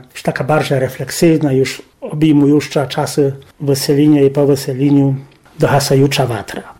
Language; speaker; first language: Polish; non-native, local second language; Rusyn